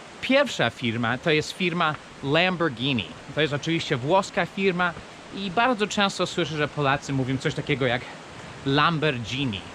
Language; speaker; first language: Polish; non-native, fluent; English